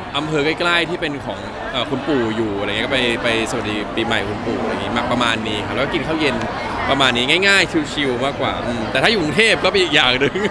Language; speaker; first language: Thai; native; Thai